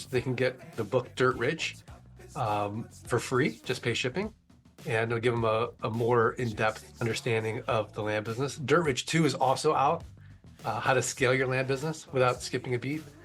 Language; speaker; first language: English; native; English